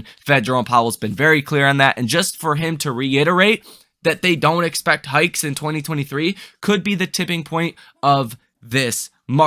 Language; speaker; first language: English; native; English